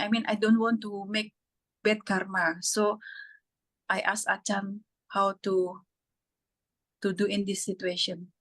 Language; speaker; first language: English; non-native, fluent; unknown